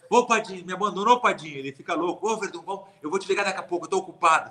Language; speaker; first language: Portuguese; native; Portuguese